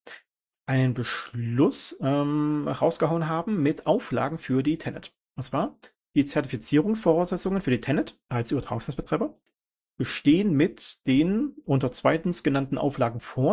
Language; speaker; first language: German; native; German